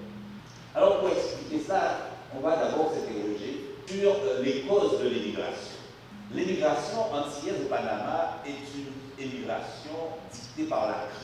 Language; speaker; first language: French; native; French